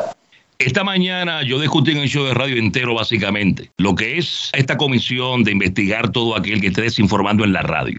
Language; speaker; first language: Spanish; native; Spanish